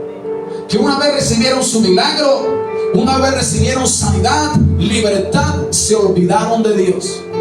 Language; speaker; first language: Spanish; native; Spanish